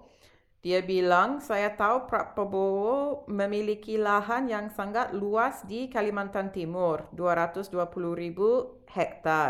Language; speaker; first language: Indonesian; non-native, fluent; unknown